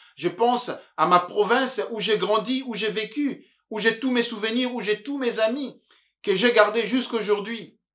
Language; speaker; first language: French; non-native, local second language; Luba-Lulua